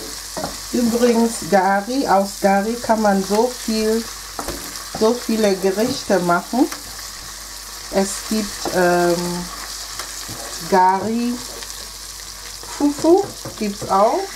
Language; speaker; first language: German; non-native, fluent; Akan